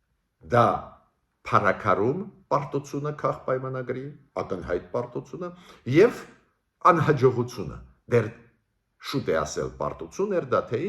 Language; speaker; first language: Armenian; native; Armenian